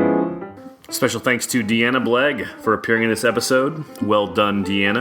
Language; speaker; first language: English; native; English